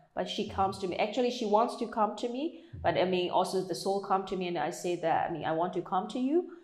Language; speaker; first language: English; non-native, fluent; Burmese